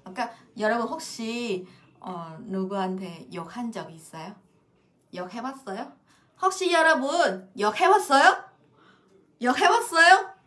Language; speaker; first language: Korean; non-native, fluent; Vietnamese